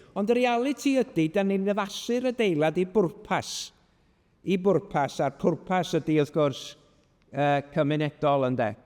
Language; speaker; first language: Welsh; native; Welsh